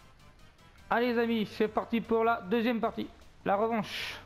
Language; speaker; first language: French; native; French